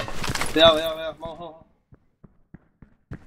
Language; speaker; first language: Spanish; native; Spanish